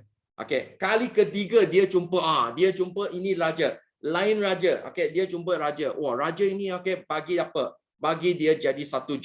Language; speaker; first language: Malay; non-native, local second language; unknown